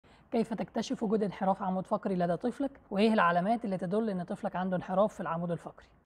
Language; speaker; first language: Arabic; native; Arabic